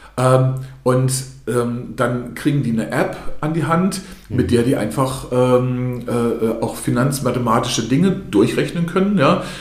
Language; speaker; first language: German; early bilingual, other home language; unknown